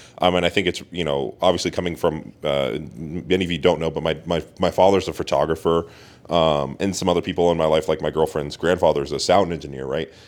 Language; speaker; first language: English; native; English